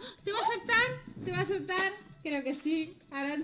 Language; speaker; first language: Spanish; native; Spanish